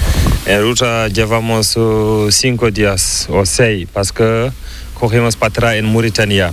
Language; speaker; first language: Spanish; non-native, learner; Fula